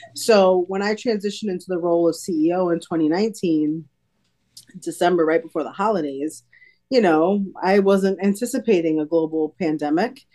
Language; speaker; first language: English; native; English